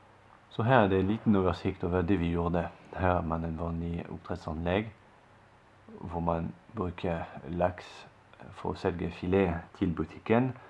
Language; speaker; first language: Norwegian; non-native, fluent; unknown